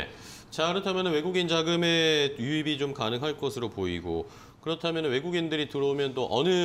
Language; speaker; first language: Korean; native; Korean